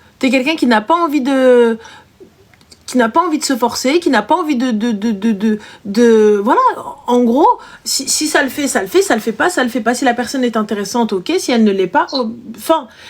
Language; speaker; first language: French; early bilingual, other home language; Arabic